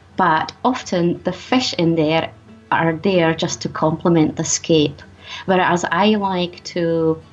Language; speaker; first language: English; non-native, fluent; Czech